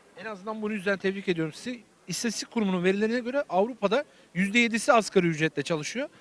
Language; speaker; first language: Turkish; native; Turkish